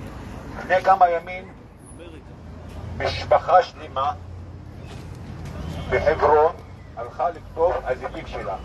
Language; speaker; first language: Hebrew; non-native, local second language; Arabic